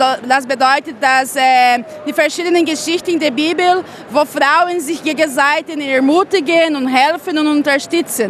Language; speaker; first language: German; non-native, fluent; Portuguese